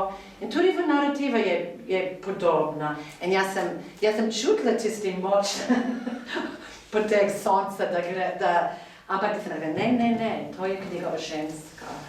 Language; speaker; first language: Slovenian; non-native, fluent; English